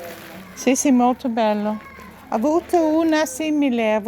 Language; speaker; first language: Italian; non-native, learner; English